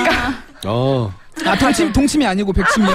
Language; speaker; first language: Korean; native; Korean